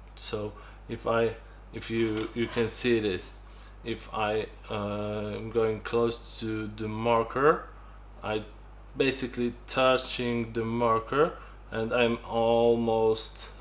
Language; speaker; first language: English; non-native, fluent; Polish